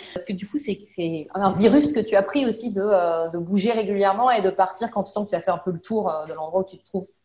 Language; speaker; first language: French; native; French